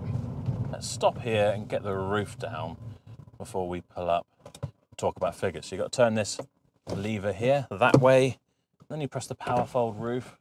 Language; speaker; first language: English; native; English